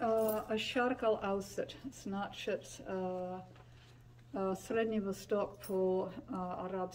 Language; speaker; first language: Russian; non-native, learner; English